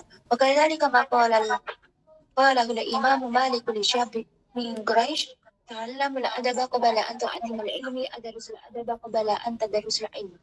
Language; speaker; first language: Arabic; non-native, learner; Indonesian